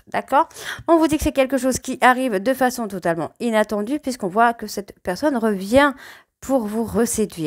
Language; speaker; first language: French; native; French